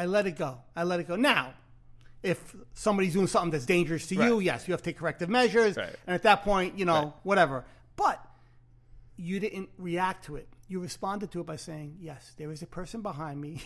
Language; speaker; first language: English; native; English